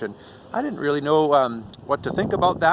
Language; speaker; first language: English; native; English